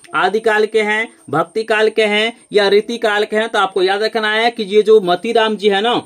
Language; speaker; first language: Hindi; native; Hindi